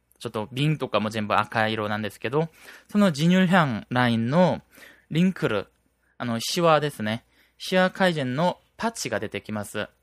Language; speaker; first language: Japanese; non-native, fluent; Korean